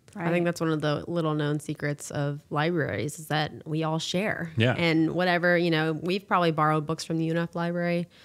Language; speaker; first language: English; native; English